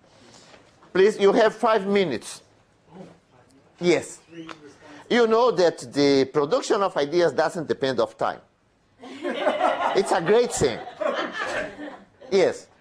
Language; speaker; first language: English; non-native, fluent; Spanish